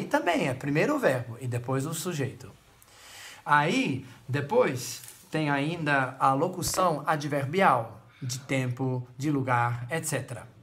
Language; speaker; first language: Portuguese; non-native, fluent; Dutch